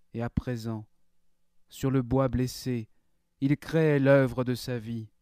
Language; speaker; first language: French; native; French